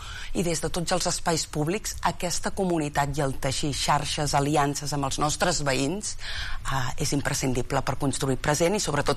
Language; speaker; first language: Catalan; native; Catalan